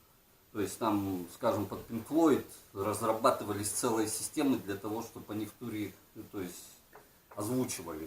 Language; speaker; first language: Russian; native; Russian